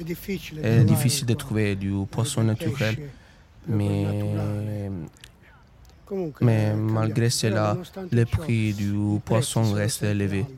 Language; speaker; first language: French; non-native, learner; Italian